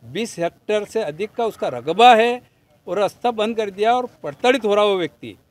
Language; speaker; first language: Hindi; native; Hindi